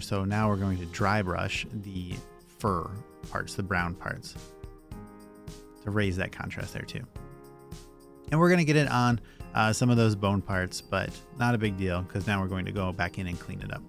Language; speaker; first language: English; native; English